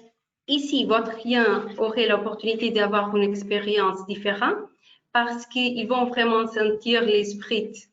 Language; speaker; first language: French; non-native, fluent; Portuguese